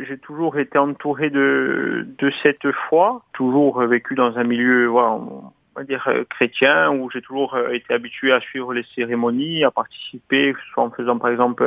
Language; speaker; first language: French; native; French